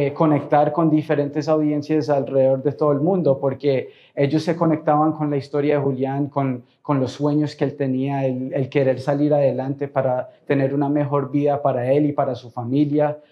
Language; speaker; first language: Spanish; early bilingual, heritage; Spanish